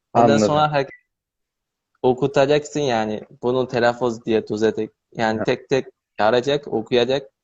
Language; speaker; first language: Turkish; non-native, learner; Chinese